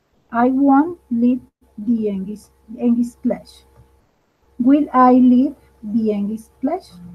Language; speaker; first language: English; non-native, learner; Spanish